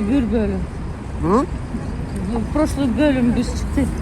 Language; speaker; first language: Turkish; non-native, learner; Russian